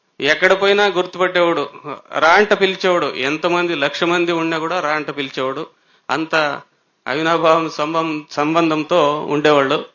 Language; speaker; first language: Telugu; native; Telugu